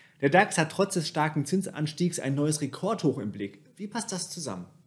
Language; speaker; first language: German; native; German